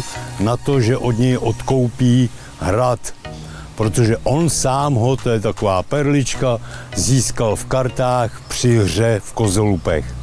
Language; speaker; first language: Czech; native; Czech